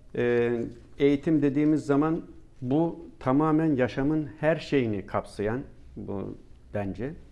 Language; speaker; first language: Turkish; native; Turkish